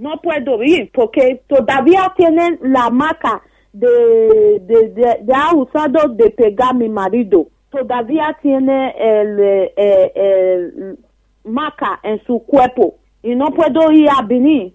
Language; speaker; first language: Spanish; non-native, learner; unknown